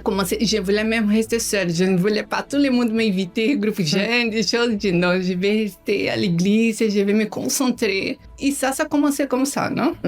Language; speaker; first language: French; non-native, learner; Portuguese